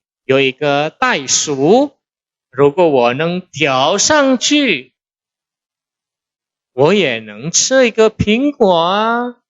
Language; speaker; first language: Chinese; non-native, fluent; Indonesian